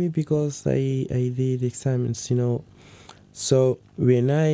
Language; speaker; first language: English; non-native, learner; Wolof